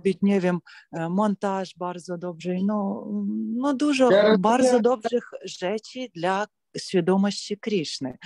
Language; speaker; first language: Polish; non-native, learner; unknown